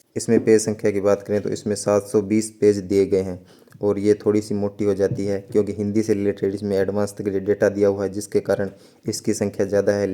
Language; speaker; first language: Hindi; native; Hindi